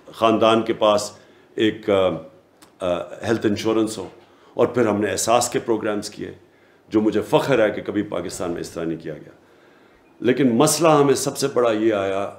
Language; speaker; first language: Urdu; native; Urdu